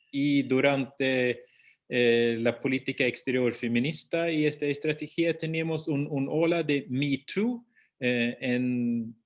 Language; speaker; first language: Spanish; non-native, fluent; Swedish